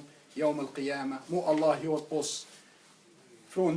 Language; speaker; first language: Swedish; non-native, fluent; Arabic